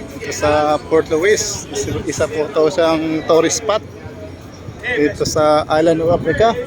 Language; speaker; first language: Filipino; non-native, local second language; Cebuano